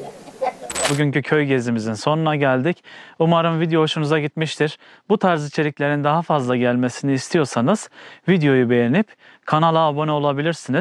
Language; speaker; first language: Turkish; native; Turkish